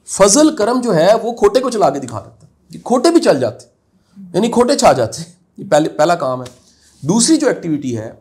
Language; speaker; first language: Urdu; non-native, local second language; Punjabi